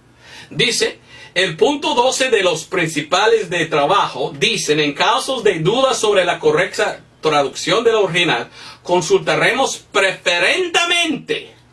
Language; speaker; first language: Spanish; non-native, fluent; English